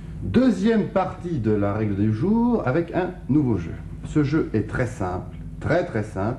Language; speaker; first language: French; native; French